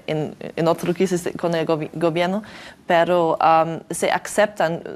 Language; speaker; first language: Spanish; non-native, learner; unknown